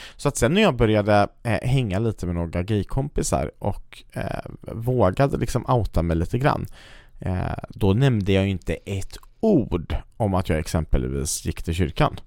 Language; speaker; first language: Swedish; native; Swedish